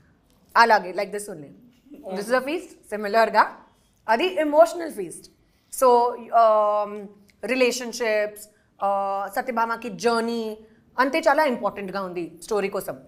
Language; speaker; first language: Telugu; non-native, learner; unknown